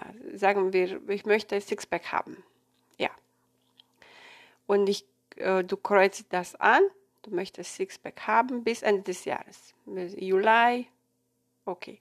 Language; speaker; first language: German; non-native, fluent; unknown